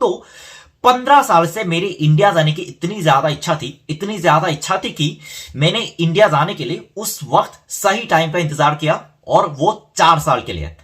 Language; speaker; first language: Hindi; non-native, fluent; Korean